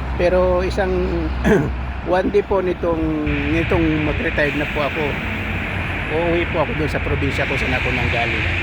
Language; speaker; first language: Filipino; non-native, local second language; Cebuano